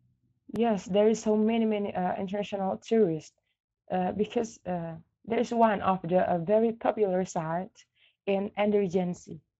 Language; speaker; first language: English; non-native, learner; Indonesian